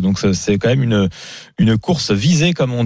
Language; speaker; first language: French; native; French